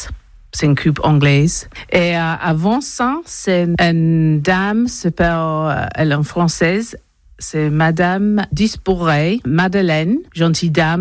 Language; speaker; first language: French; non-native, learner; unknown